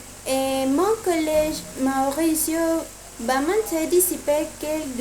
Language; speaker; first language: French; non-native, learner; Spanish